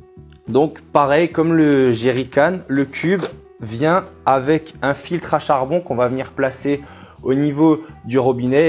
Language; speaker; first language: French; native; French